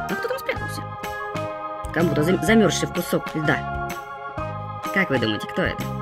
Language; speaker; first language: Russian; native; Russian